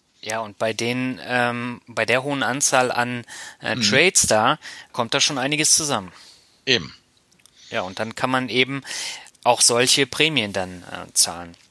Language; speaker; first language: German; native; German